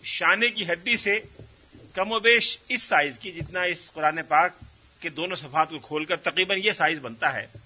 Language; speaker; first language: Urdu; native; Urdu